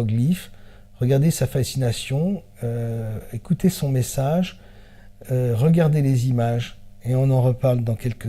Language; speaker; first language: French; native; French